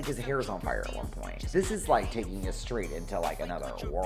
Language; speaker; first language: English; native; English